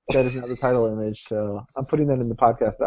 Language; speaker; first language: English; native; English